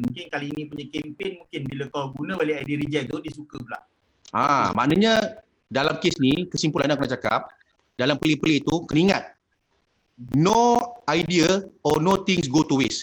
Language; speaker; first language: Malay; native; Malay